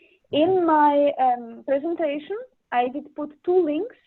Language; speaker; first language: English; non-native, learner; Latvian